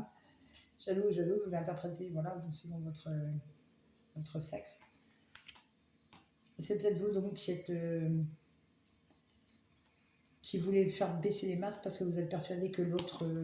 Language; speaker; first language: French; native; French